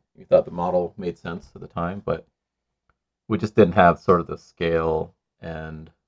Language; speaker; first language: English; non-native, local second language; Sinhala